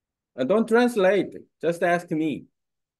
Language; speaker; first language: English; non-native, learner; Korean